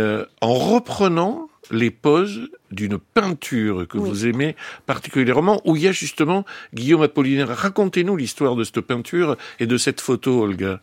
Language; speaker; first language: French; native; French